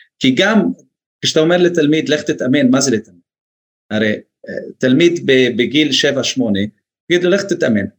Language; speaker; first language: Hebrew; non-native, local second language; Arabic